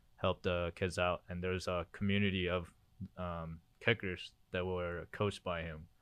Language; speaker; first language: English; early bilingual, other home language; Korean